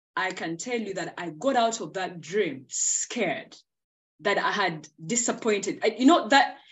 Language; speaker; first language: English; non-native, local second language; Ganda